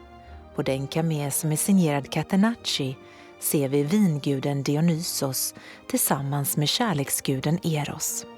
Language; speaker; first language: Swedish; native; Swedish